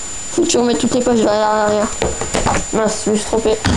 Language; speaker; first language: French; native; French